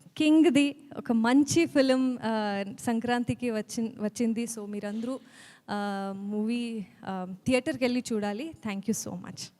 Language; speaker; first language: Telugu; non-native, learner; Kannada